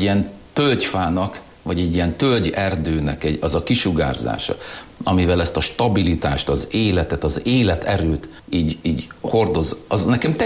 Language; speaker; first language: Hungarian; non-native, local second language; German